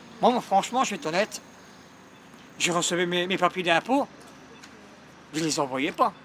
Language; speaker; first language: French; native; French